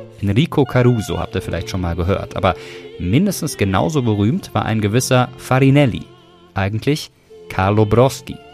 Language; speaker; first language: German; native; German